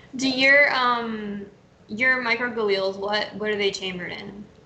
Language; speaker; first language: English; early bilingual, other home language; Spanish